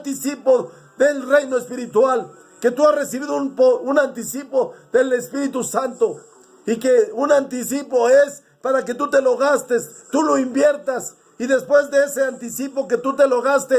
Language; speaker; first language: Spanish; native; Spanish